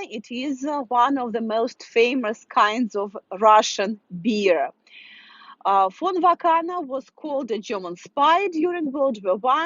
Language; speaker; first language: English; non-native, fluent; Russian